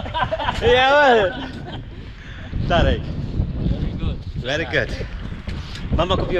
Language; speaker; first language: Polish; non-native, learner; German